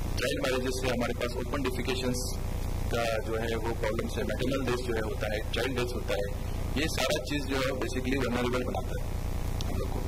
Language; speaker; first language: Hindi; non-native, local second language; Marathi